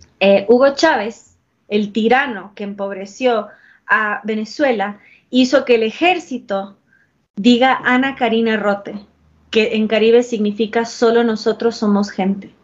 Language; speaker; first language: Spanish; early bilingual, heritage; English